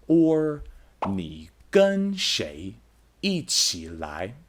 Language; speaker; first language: Chinese; non-native, fluent; English